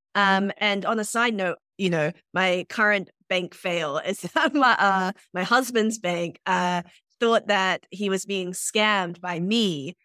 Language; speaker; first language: English; native; English